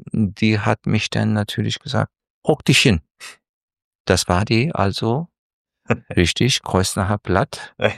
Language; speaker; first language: German; non-native, fluent; Turkish